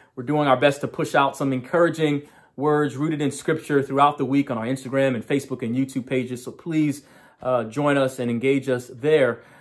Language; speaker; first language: English; native; English